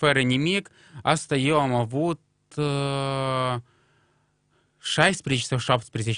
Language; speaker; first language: Romanian; non-native, local second language; Russian